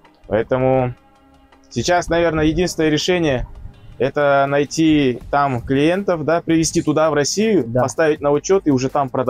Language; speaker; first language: Russian; native; Russian